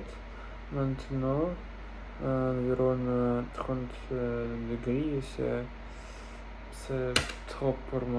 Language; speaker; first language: French; non-native, learner; Russian